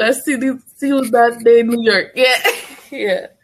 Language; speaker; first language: Spanish; non-native, learner; English